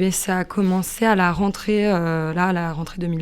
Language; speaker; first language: French; native; French